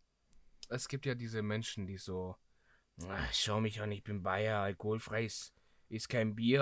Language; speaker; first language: German; early bilingual, other home language; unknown